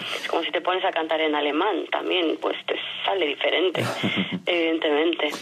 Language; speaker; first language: Spanish; non-native, fluent; French